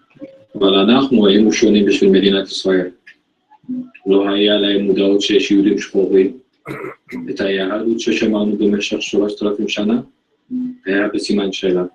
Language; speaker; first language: Hebrew; early bilingual, other home language; Amharic